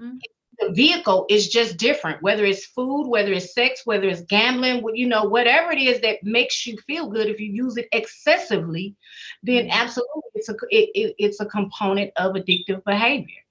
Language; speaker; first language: English; native; English